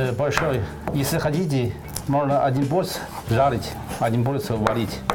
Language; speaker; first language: Russian; non-native, learner; Chinese